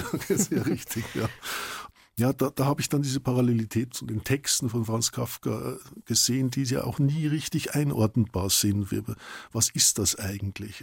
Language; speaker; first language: German; native; German